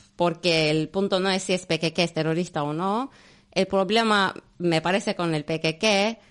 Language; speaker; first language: Spanish; non-native, fluent; Turkish